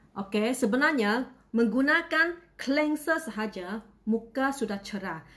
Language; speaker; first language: Malay; non-native, local second language; Chinese